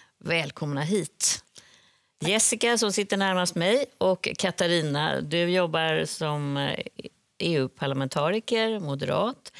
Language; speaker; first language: Swedish; native; Swedish